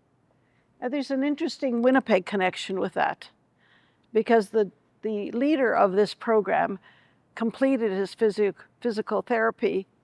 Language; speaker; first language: English; early bilingual, other home language; Ukrainian